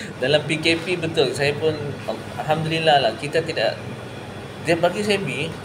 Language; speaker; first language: Malay; native; Malay